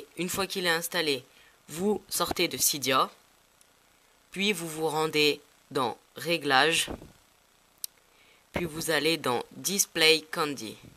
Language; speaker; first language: French; native; French